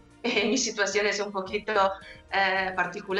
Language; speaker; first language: Spanish; non-native, learner; Italian